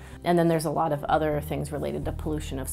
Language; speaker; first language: English; native; English